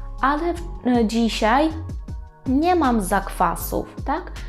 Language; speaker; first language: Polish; non-native, fluent; Ukrainian